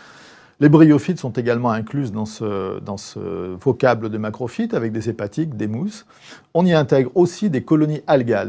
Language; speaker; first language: French; native; French